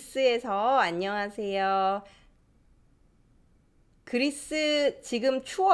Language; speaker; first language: Korean; non-native, fluent; English